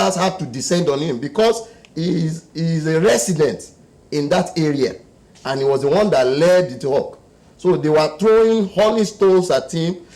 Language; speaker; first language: English; non-native, local second language; Yoruba